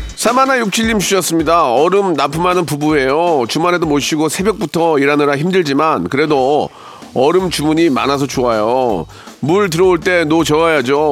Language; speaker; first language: Korean; native; Korean